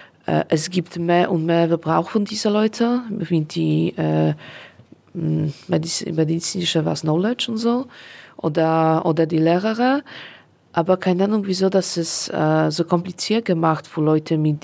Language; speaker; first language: German; non-native, learner; Polish